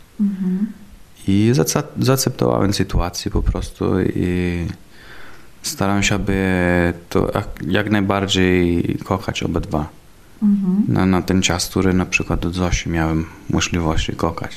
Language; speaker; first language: Polish; non-native, learner; Italian